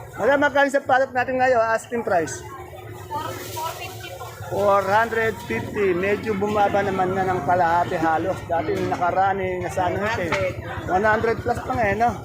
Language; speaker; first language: Filipino; native; Filipino